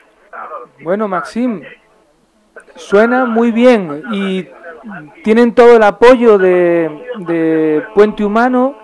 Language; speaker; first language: Spanish; native; Spanish